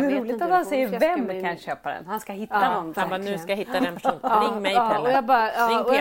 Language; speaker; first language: Swedish; native; Swedish